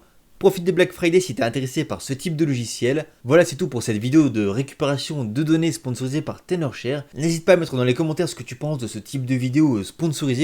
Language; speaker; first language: French; native; French